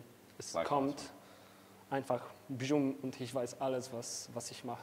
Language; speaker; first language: German; non-native, fluent; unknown